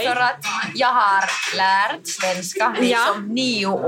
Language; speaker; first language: Swedish; non-native, learner; Finnish